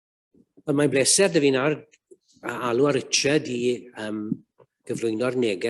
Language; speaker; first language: Welsh; native; Welsh